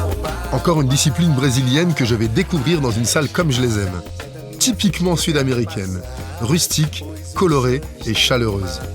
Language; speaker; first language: French; native; French